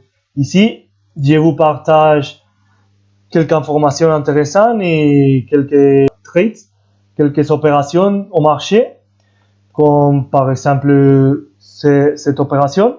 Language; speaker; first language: French; non-native, fluent; Spanish